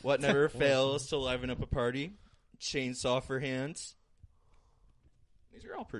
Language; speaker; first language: English; native; English